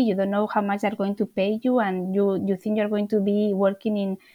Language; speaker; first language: English; non-native, fluent; Spanish